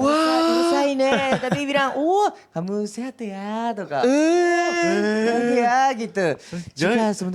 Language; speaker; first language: Indonesian; non-native, learner; Japanese